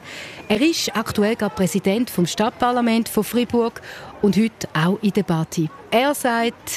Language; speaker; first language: German; native; German